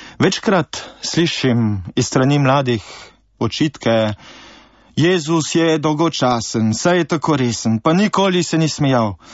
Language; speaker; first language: Slovenian; early bilingual, heritage; Slovenian